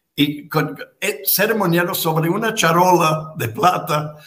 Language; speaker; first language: Spanish; non-native, fluent; English